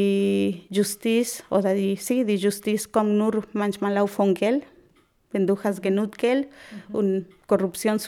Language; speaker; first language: German; non-native, learner; Spanish